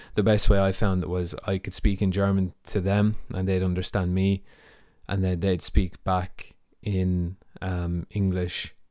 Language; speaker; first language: English; native; English